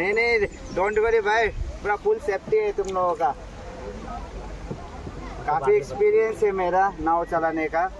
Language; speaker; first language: Hindi; non-native, local second language; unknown